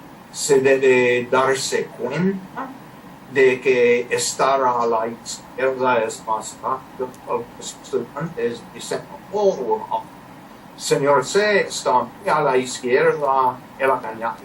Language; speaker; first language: Spanish; non-native, learner; English